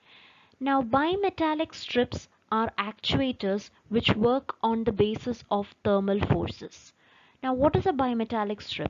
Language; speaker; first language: English; non-native, local second language; Malayalam